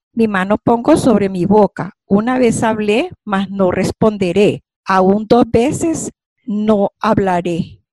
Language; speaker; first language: Spanish; native; Spanish